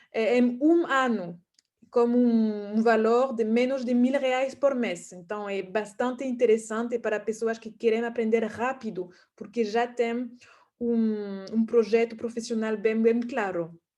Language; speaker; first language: Portuguese; non-native, fluent; French